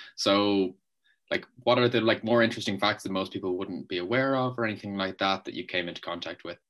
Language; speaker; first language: English; native; English